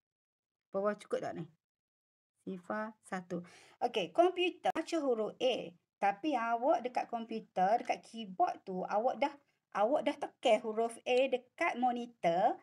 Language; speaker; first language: Malay; native; Malay